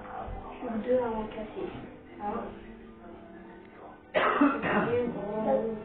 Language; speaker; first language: French; native; French